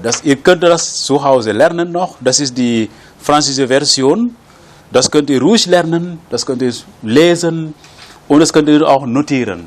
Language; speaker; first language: German; non-native, fluent; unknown